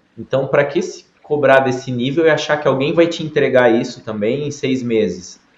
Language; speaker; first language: Portuguese; native; Portuguese